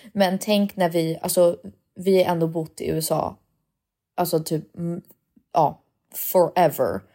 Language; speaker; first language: Swedish; early bilingual, heritage; Swedish